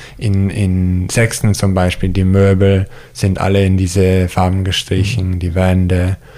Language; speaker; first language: German; early bilingual, heritage; German